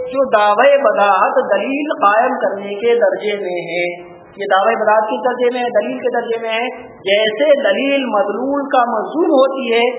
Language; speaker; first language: Urdu; native; Urdu